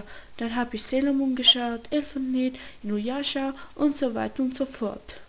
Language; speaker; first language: German; non-native, learner; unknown